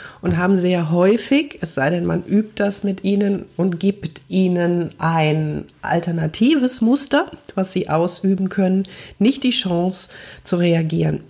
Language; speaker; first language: German; native; German